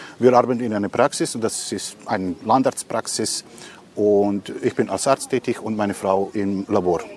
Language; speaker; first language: German; non-native, fluent; Serbian